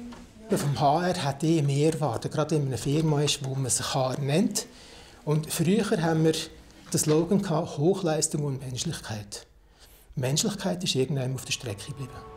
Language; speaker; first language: German; native; German